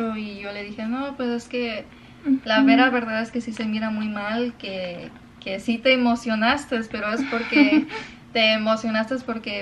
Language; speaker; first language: Spanish; early bilingual, other home language; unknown